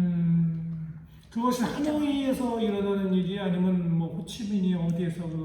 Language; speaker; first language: Korean; native; Korean